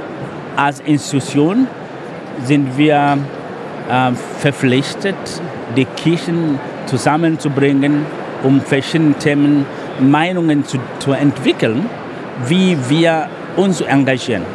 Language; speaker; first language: German; non-native, fluent; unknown